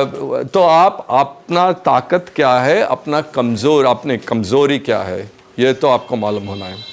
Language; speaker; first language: Hindi; non-native, local second language; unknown